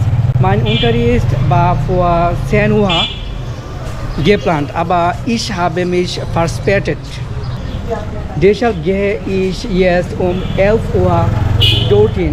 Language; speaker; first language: German; non-native, learner; Bangla